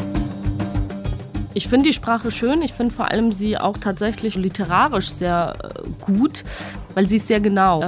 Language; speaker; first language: German; non-native, fluent; Georgian